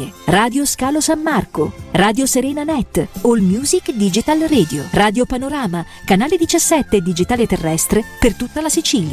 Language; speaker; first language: Italian; native; Italian